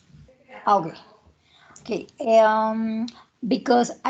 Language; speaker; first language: English; non-native, learner; Spanish